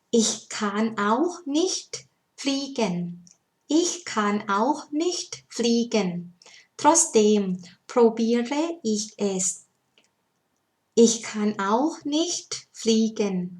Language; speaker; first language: German; non-native, learner; Thai